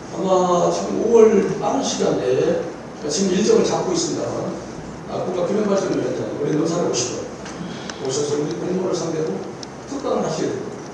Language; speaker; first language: Korean; native; Korean